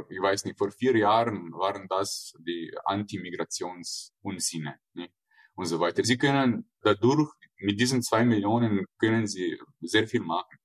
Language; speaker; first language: German; non-native, fluent; Slovenian